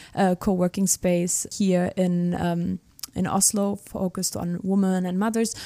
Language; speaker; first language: English; non-native, fluent; German